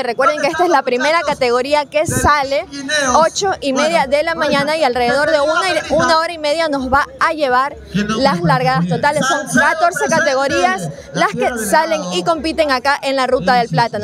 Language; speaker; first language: Spanish; native; Spanish